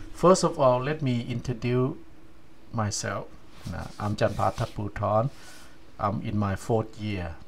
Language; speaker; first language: English; non-native, fluent; Thai